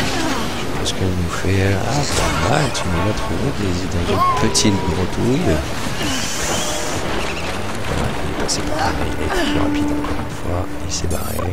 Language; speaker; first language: French; native; French